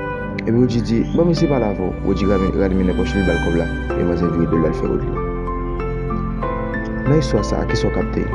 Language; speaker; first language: French; non-native, learner; Haitian Creole